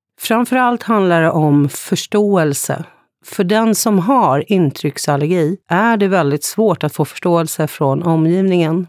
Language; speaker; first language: Swedish; native; Swedish